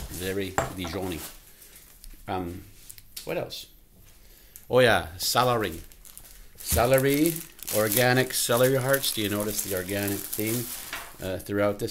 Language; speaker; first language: English; native; English